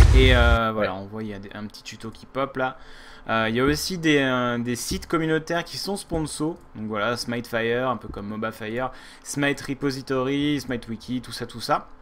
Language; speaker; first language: French; native; French